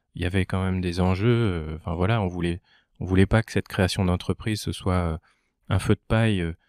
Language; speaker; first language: French; native; French